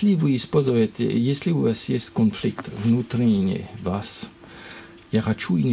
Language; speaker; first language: Russian; non-native, learner; French